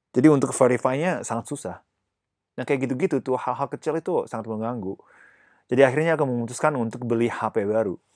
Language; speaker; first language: Indonesian; non-native, fluent; Japanese